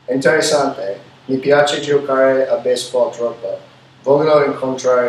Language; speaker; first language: Italian; non-native, learner; English